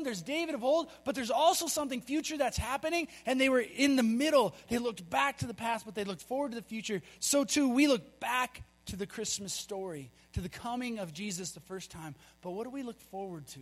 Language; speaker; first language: English; native; English